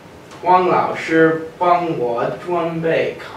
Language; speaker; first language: Chinese; non-native, learner; English